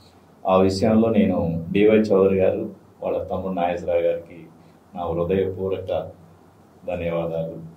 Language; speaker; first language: Telugu; native; Telugu